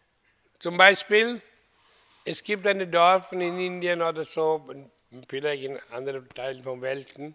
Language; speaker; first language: German; non-native, fluent; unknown